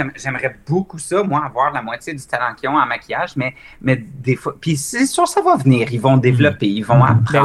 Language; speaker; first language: French; native; French